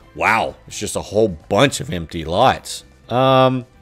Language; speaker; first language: English; native; English